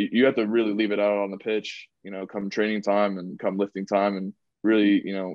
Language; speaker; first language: English; native; English